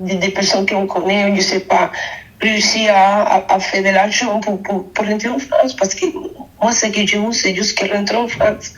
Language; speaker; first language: French; non-native, fluent; Spanish